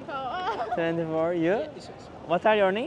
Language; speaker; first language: English; non-native, learner; Turkish